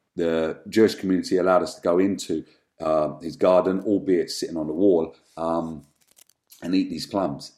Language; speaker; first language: English; native; English